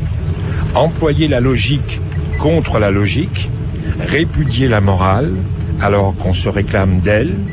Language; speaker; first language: French; native; French